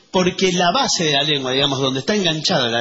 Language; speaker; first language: Spanish; native; Spanish